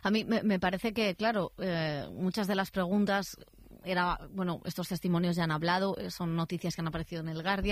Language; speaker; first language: Spanish; native; Spanish